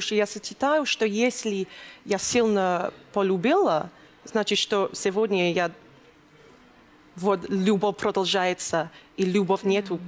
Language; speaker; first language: Russian; non-native, learner; English